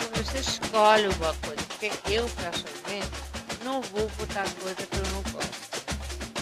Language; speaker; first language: Portuguese; non-native, fluent; Danish